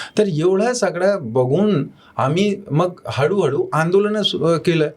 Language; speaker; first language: Marathi; non-native, fluent; Hindi